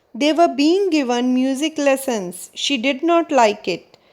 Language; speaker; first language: English; non-native, local second language; Punjabi